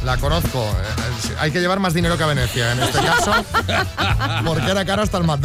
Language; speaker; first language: Spanish; native; Spanish